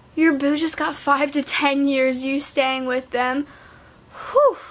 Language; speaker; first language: English; native; English